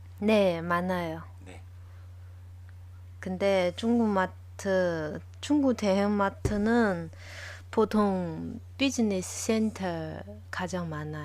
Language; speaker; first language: Korean; non-native, learner; Chinese